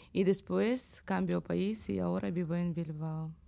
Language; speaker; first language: Spanish; non-native, fluent; Ukrainian